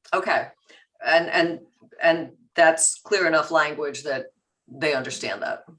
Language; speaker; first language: English; native; English